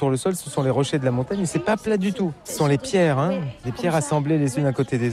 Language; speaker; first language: French; native; French